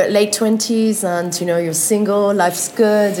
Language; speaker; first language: English; native; English